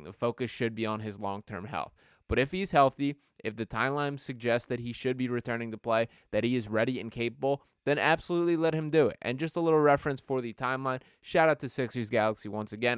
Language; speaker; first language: English; native; English